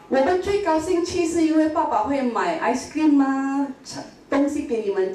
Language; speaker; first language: Chinese; non-native, local second language; Min Nan Chinese